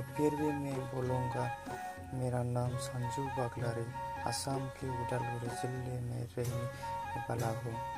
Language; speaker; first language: Hindi; non-native, local second language; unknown